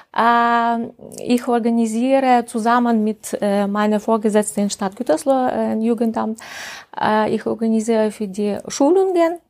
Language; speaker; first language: German; non-native, fluent; Russian